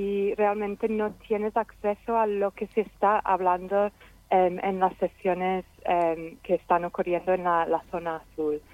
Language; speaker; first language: Spanish; non-native, fluent; English